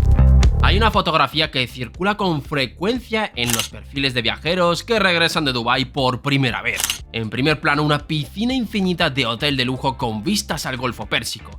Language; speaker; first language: Spanish; native; Spanish